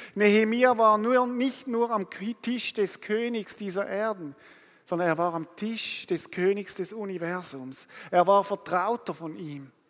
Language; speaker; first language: German; native; German